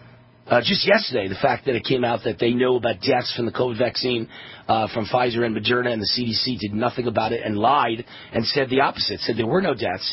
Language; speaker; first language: English; native; English